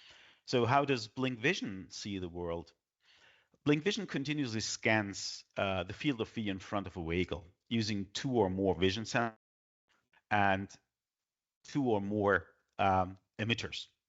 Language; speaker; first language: English; non-native, fluent; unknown